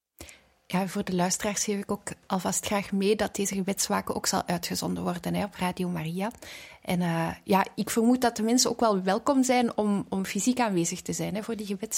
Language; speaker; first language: Dutch; native; Dutch